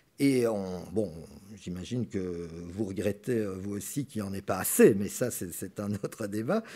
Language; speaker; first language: French; native; French